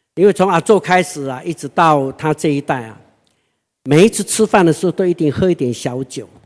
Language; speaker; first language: Chinese; non-native, local second language; Hakka Chinese